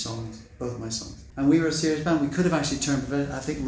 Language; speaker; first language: English; native; English